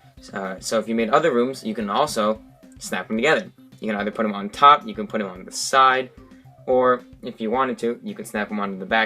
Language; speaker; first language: English; native; English